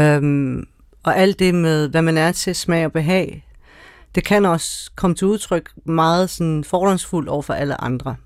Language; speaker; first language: Danish; early bilingual, other home language; Persian